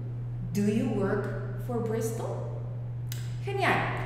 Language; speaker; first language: English; non-native, fluent; Spanish